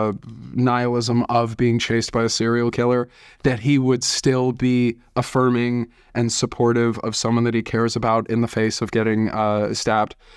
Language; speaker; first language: English; native; English